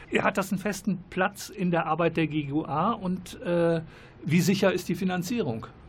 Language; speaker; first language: German; native; German